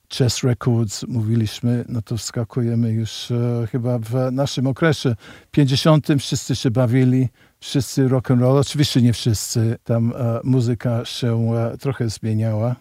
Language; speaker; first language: Polish; early bilingual, heritage; English